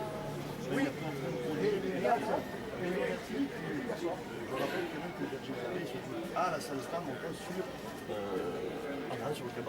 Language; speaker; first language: French; native; French